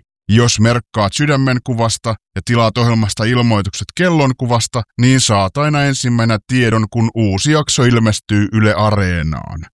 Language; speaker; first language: Finnish; native; Finnish